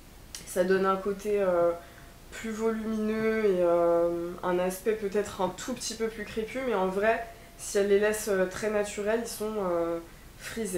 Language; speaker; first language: French; native; French